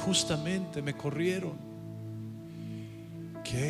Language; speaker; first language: Spanish; native; Spanish